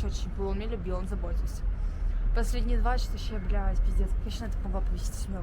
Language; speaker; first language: Russian; native; Russian